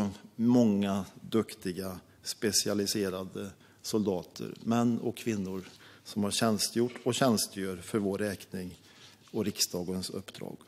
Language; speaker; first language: Swedish; native; Swedish